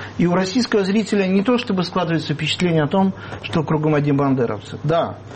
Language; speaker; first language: Russian; native; Russian